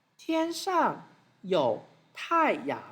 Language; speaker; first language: Chinese; non-native, fluent; Thai